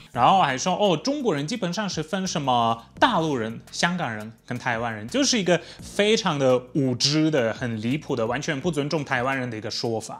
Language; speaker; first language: Chinese; non-native, fluent; Polish